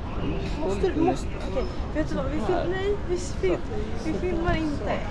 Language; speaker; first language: Swedish; early bilingual, other home language; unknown